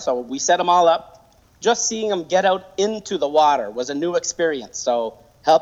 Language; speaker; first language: English; native; English